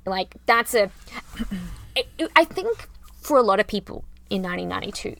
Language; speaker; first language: English; native; English